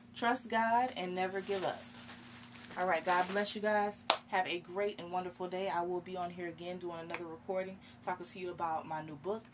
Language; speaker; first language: English; native; English